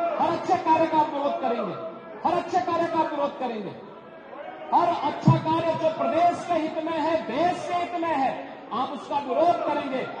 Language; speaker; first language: Hindi; native; Hindi